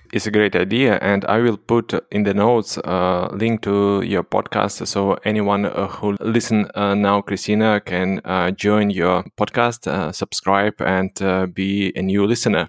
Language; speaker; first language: English; non-native, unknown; Russian